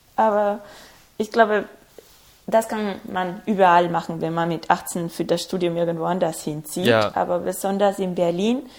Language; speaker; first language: German; non-native, fluent; Spanish